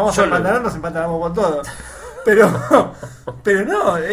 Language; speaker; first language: Spanish; native; Spanish